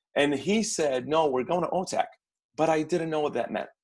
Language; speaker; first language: English; non-native, fluent; Arabic